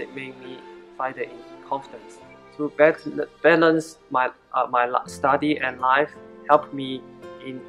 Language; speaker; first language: English; non-native, learner; Chinese